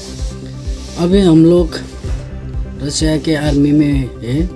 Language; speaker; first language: Hindi; non-native, learner; Nepali